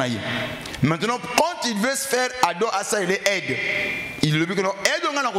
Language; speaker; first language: French; non-native, local second language; Lingala